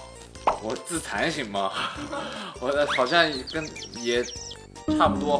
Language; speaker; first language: Chinese; native; Chinese